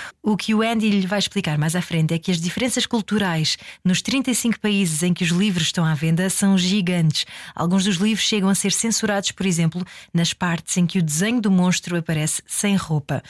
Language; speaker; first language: Portuguese; native; Portuguese